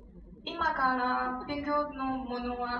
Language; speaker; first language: Japanese; non-native, learner; Chinese